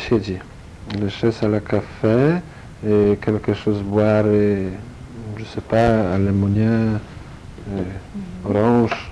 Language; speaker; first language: French; non-native, learner; Polish